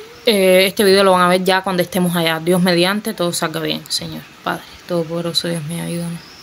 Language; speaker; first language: Spanish; native; Spanish